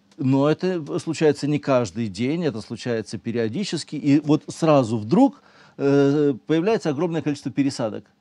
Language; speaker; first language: Russian; native; Russian